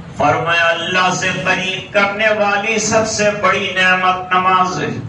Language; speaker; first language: Urdu; non-native, local second language; Gujarati